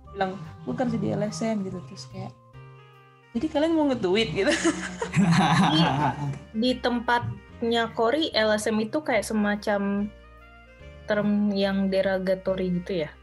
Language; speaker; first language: Indonesian; native; Indonesian